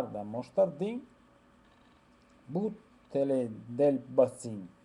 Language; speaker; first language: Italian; native; Italian